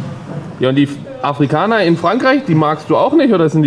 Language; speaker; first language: German; native; German